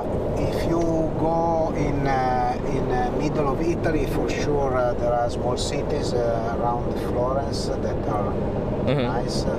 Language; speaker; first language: English; non-native, learner; Italian